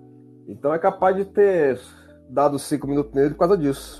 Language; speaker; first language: Portuguese; native; Portuguese